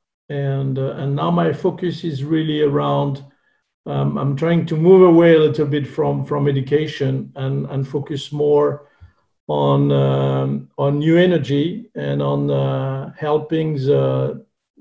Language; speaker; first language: English; non-native, fluent; French